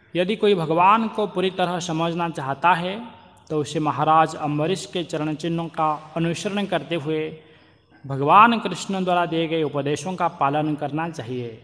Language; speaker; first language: Hindi; non-native, local second language; Marathi